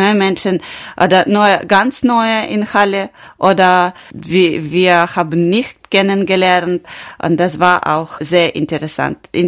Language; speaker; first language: German; non-native, learner; Ukrainian